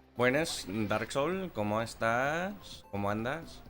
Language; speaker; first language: Spanish; non-native, fluent; English